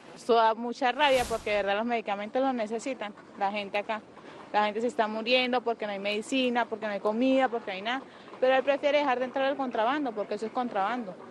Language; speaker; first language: Spanish; native; Spanish